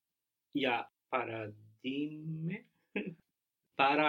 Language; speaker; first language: Greek; non-native, learner; English